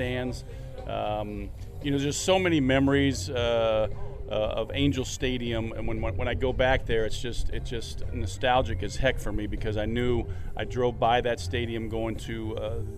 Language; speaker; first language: English; native; English